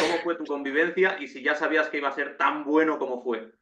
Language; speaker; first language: Spanish; native; Spanish